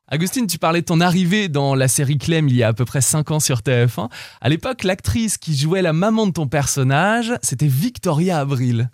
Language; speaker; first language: French; native; French